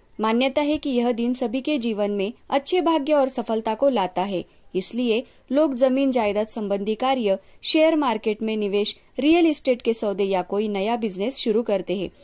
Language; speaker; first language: Hindi; non-native, local second language; Marathi